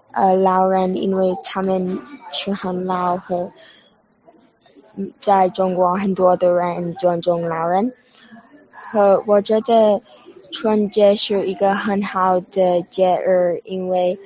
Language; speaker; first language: Chinese; non-native, learner; English